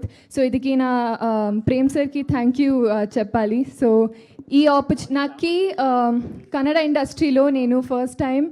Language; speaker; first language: Telugu; non-native, learner; Kannada